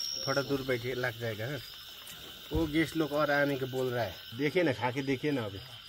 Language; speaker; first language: Hindi; non-native, local second language; Nepali